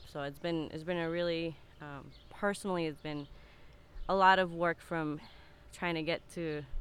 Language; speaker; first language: English; non-native, fluent; Spanish